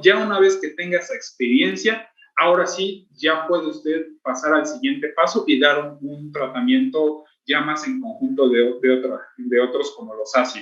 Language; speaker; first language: Spanish; native; Spanish